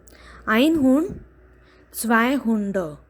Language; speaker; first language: German; non-native, fluent; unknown